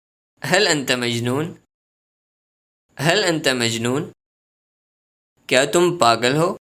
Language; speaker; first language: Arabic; non-native, fluent; Urdu